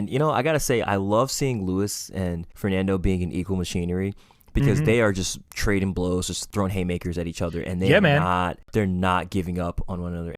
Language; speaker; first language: English; native; English